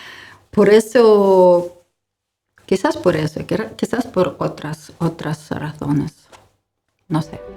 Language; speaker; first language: Spanish; non-native, learner; Ukrainian